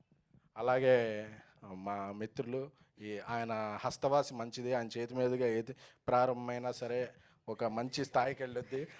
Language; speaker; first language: Telugu; native; Telugu